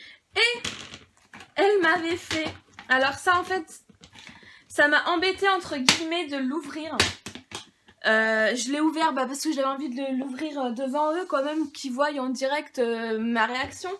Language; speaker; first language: French; native; French